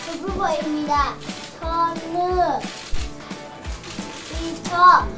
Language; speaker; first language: Korean; non-native, learner; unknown